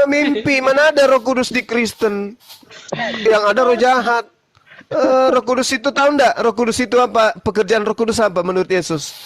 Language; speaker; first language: Indonesian; native; Indonesian